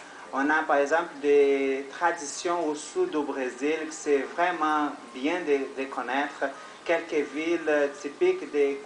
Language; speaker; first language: French; non-native, learner; Portuguese